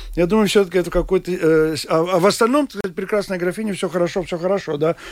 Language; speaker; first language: Russian; non-native, local second language; Latvian